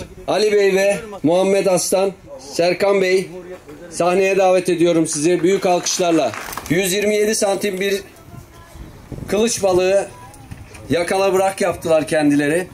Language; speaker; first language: Turkish; native; Turkish